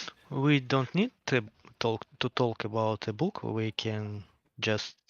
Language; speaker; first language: English; non-native, learner; Russian